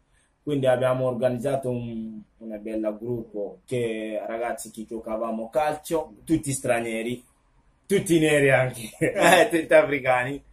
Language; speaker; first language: Italian; non-native, local second language; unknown